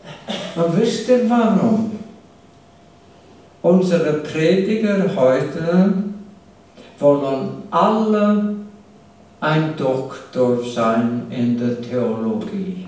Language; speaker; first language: German; non-native, fluent; English